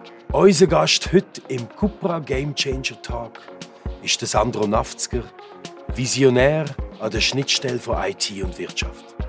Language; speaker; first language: German; native; German